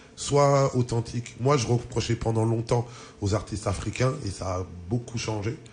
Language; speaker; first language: French; early bilingual, other home language; Lingala